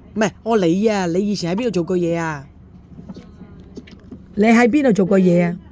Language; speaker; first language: Cantonese; native; Cantonese